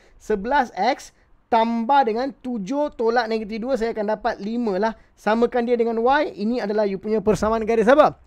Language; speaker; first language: Malay; non-native, local second language; Tamil